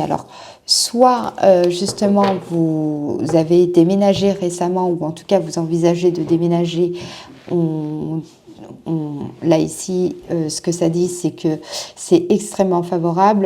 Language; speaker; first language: French; native; French